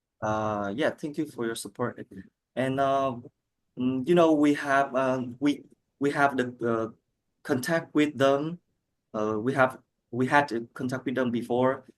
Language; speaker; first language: English; non-native, learner; Vietnamese